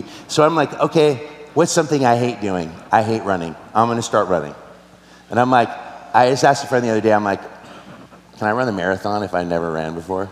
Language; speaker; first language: English; native; English